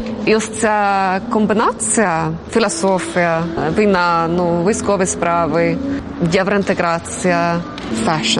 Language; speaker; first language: Ukrainian; non-native, fluent; Swedish